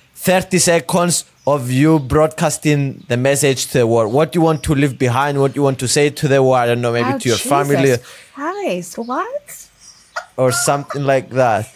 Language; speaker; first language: English; non-native, fluent; Greek